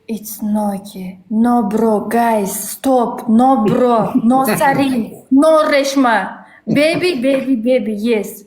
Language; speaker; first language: English; non-native, learner; Uzbek